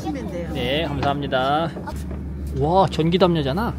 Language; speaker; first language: Korean; native; Korean